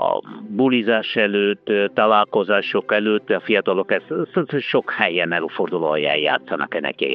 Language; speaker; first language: Hungarian; non-native, fluent; Italian